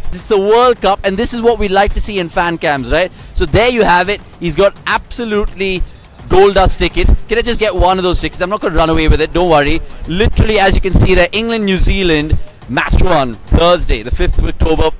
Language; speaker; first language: English; non-native, local second language; Hindi